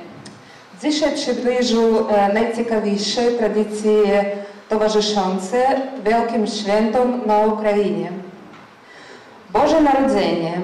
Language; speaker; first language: Polish; non-native, learner; Ukrainian